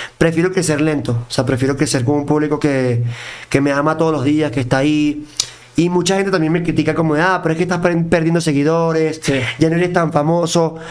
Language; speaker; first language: Spanish; native; Spanish